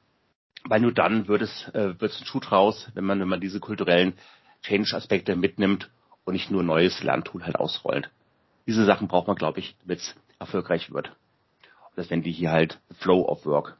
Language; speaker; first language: German; native; German